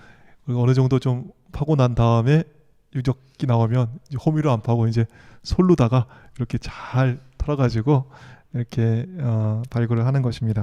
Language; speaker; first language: Korean; native; Korean